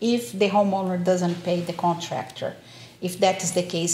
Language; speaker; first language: English; non-native, fluent; Portuguese